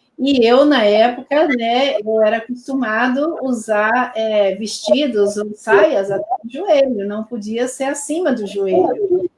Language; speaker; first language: Portuguese; non-native, local second language; Low German